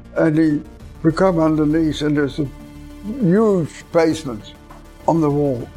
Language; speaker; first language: English; non-native, fluent; Dutch